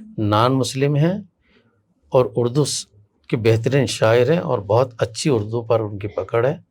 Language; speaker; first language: Urdu; native; Urdu